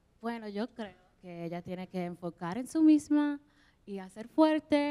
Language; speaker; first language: Spanish; early bilingual, heritage; English